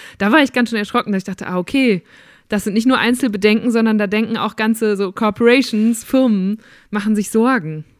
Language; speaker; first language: German; native; German